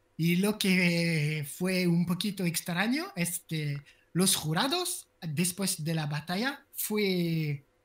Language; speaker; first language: Spanish; non-native, learner; French